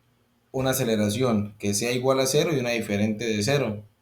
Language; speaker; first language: Spanish; native; Spanish